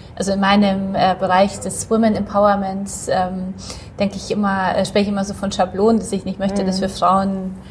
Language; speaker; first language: German; early bilingual, other home language; Polish